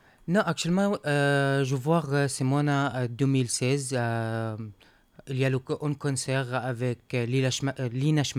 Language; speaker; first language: French; non-native, learner; Arabic